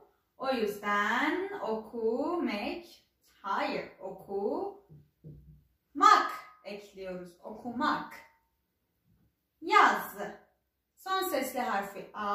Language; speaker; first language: Turkish; non-native, fluent; Persian